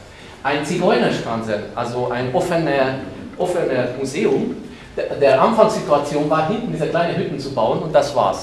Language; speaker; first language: German; non-native, fluent; Hungarian